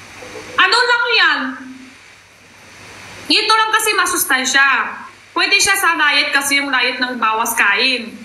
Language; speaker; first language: Filipino; non-native, local second language; Cebuano